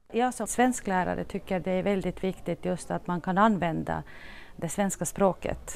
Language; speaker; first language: Swedish; non-native, fluent; Estonian